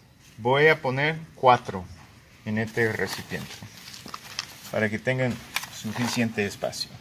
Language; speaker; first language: Spanish; non-native, fluent; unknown